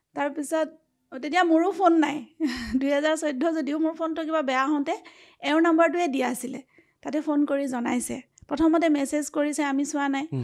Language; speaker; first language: Assamese; native; Assamese